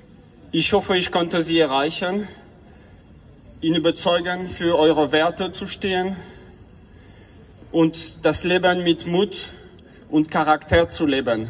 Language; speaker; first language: German; non-native, fluent; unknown